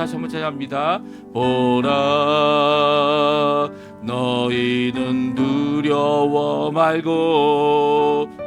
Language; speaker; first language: Korean; native; Korean